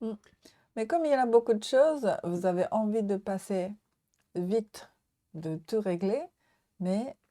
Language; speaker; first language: French; non-native, learner; Japanese